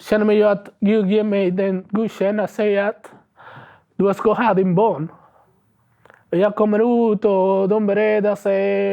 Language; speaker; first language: Swedish; non-native, learner; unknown